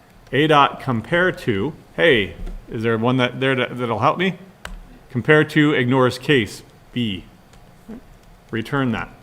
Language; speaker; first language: English; native; English